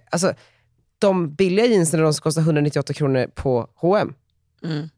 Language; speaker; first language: Swedish; native; Swedish